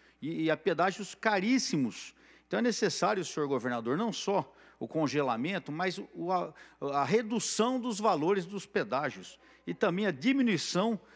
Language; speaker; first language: Portuguese; native; Portuguese